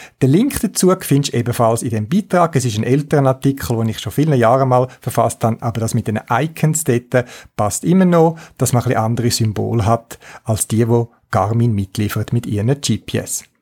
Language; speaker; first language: German; native; German